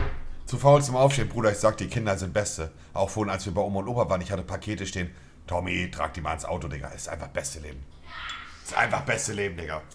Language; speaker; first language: German; native; German